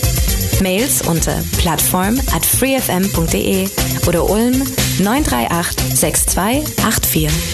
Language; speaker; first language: German; native; German